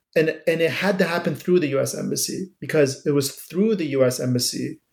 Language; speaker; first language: English; early bilingual, other home language; Persian